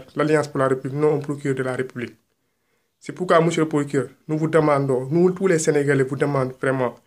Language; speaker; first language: French; non-native, local second language; Wolof